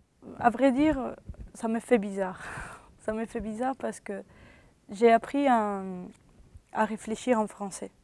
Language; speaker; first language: French; early bilingual, other home language; Spanish